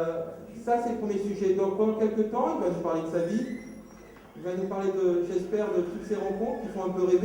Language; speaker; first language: French; native; French